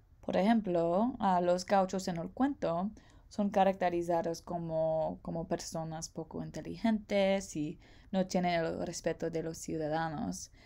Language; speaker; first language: Spanish; non-native, learner; English